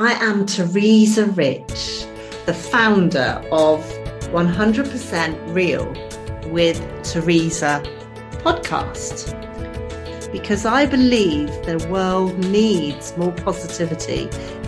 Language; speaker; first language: English; native; English